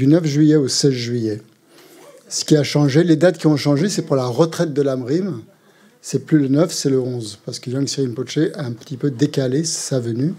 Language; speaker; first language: French; native; French